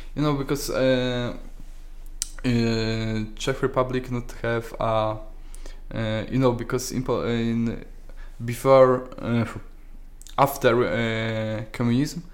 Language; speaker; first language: English; non-native, learner; Polish